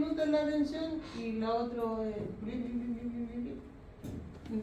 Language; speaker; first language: Spanish; native; Spanish